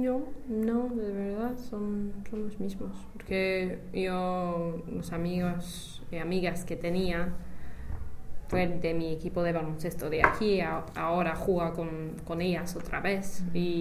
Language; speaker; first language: Spanish; non-native, fluent; English